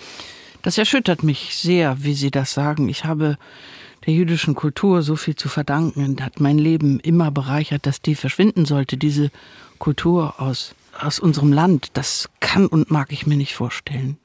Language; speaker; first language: German; native; German